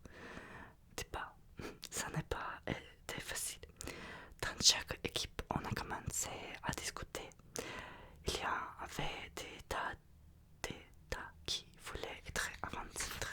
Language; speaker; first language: French; non-native, learner; Russian